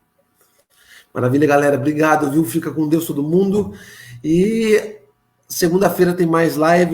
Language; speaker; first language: Portuguese; native; Portuguese